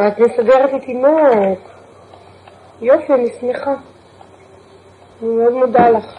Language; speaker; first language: Hebrew; native; Hebrew